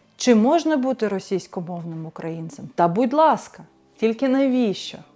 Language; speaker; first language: Ukrainian; non-native, local second language; Russian